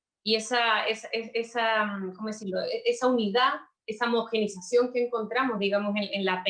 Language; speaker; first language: Spanish; native; Spanish